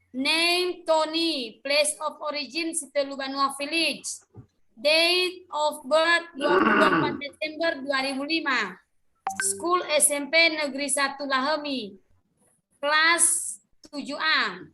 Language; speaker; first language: English; non-native, learner; Indonesian